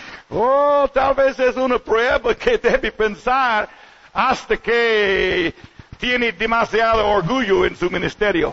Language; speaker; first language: Spanish; non-native, learner; English